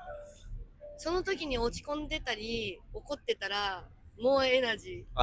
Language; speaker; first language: Japanese; native; Japanese